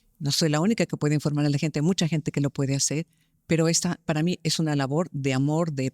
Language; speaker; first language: Spanish; early bilingual, heritage; Spanish